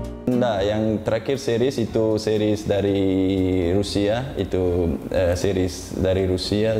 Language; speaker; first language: Indonesian; non-native, learner; Uzbek